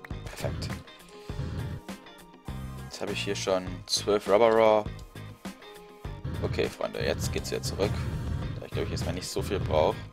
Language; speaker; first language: German; native; German